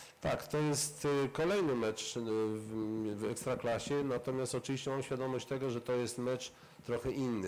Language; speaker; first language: Polish; native; Polish